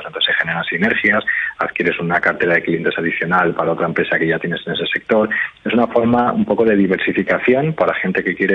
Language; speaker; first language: Spanish; native; Spanish